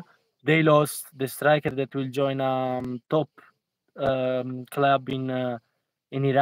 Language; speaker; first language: English; non-native, fluent; Italian